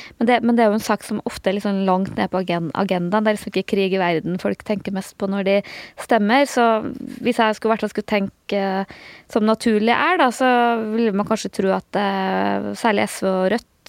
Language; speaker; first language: Norwegian; native; Norwegian